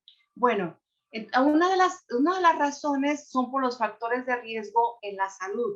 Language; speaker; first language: Spanish; native; Spanish